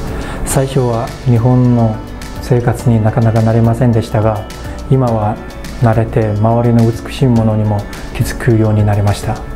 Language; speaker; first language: Japanese; non-native, fluent; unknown